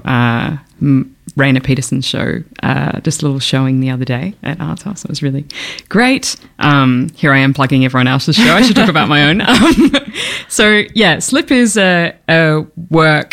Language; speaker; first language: English; native; English